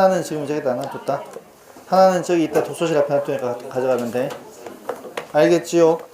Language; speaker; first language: Korean; native; Korean